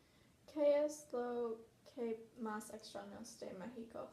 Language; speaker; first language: Spanish; non-native, learner; English